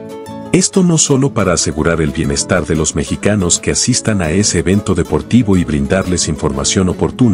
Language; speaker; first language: Spanish; native; Spanish